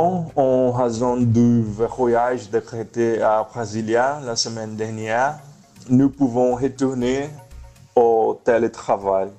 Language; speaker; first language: French; non-native, fluent; Portuguese